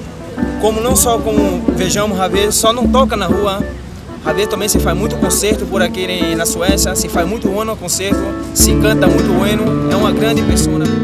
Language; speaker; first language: Portuguese; non-native, learner; Spanish